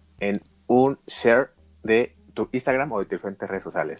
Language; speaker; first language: Spanish; native; Spanish